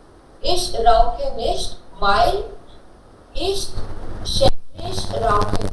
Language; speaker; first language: German; non-native, learner; Hindi